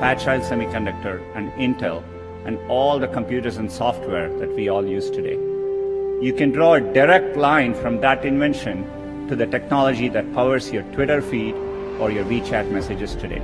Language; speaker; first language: English; non-native, local second language; Tamil